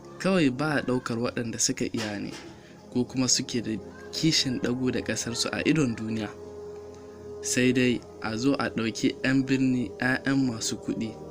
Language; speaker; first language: Hausa; native; Hausa